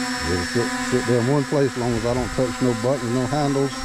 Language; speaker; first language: English; native; English